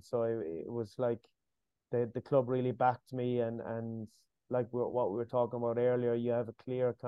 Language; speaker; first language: English; native; English